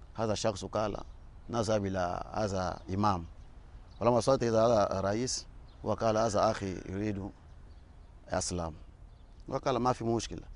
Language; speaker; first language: Arabic; non-native, learner; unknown